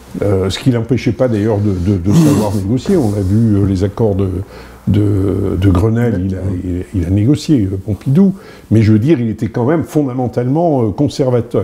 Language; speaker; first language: French; native; French